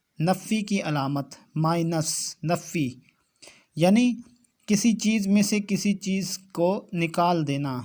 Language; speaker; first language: Urdu; native; Urdu